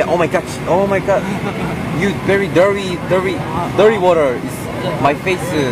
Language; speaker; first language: English; non-native, learner; Korean